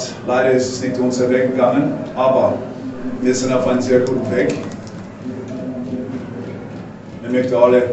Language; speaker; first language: German; non-native, fluent; English